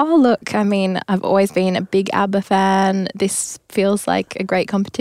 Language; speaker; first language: English; native; English